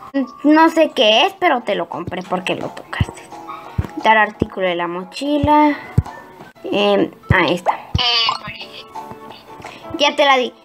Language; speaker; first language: Spanish; native; Spanish